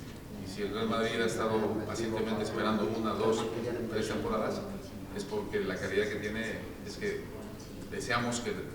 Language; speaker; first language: Spanish; native; Spanish